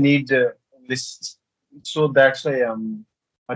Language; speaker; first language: English; non-native, learner; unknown